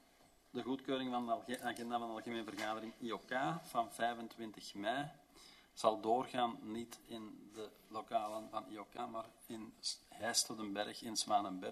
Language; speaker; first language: Dutch; native; Dutch